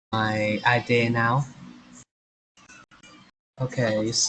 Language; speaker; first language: English; non-native, learner; Vietnamese